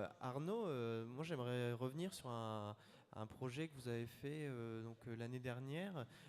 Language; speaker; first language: French; native; French